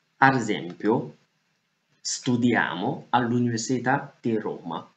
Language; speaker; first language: Italian; non-native, fluent; Chinese